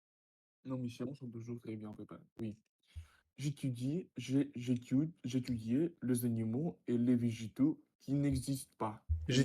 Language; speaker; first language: French; non-native, learner; Russian